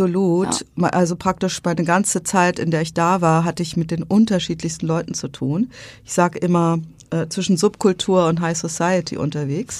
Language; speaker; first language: German; native; German